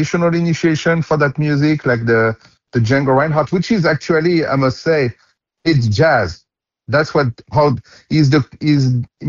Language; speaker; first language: English; non-native, fluent; French